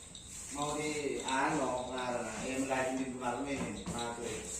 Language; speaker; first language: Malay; non-native, local second language; Madurese